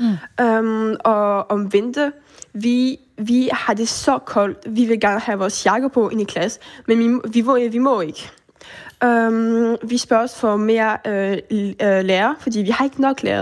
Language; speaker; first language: Danish; early bilingual, heritage; French